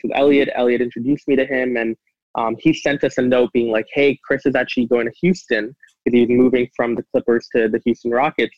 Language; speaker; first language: English; native; English